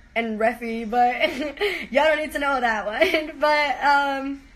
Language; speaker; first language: English; early bilingual, heritage; Spanish